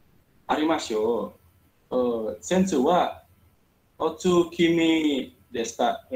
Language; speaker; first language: Japanese; non-native, learner; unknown